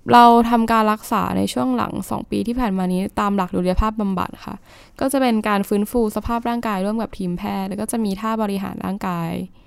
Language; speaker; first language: Thai; native; Thai